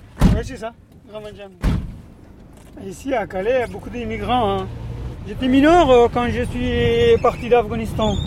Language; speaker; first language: French; non-native, learner; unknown